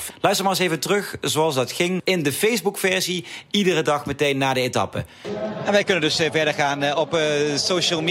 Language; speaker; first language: Dutch; native; Dutch